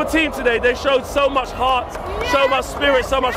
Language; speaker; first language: English; native; English